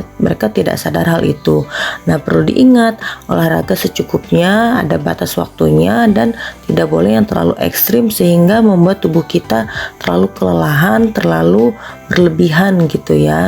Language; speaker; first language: Indonesian; native; Indonesian